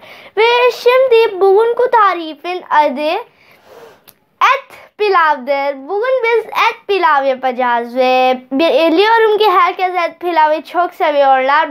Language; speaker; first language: Turkish; non-native, fluent; Urdu